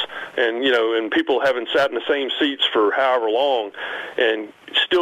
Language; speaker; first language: English; native; English